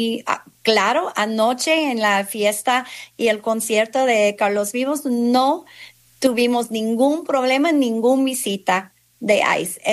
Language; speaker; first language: Spanish; non-native, fluent; English